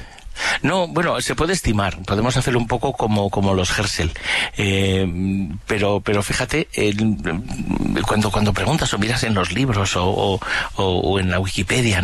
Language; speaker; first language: Spanish; native; Spanish